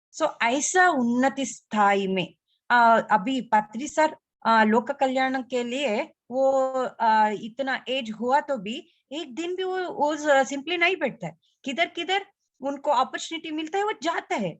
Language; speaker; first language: Hindi; non-native, local second language; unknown